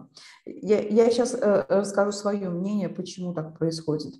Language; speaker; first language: Russian; non-native, local second language; Uzbek